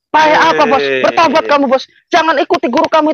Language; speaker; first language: Indonesian; non-native, local second language; Javanese